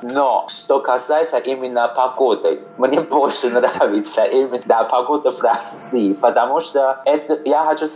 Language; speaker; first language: Russian; non-native, fluent; Chinese